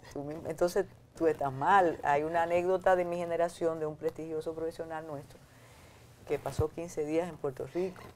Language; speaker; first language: Spanish; native; Spanish